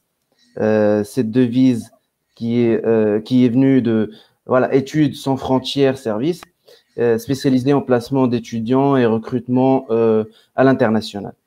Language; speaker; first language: French; non-native, local second language; Arabic